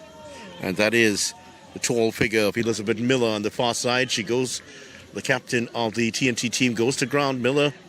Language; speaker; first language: English; native; English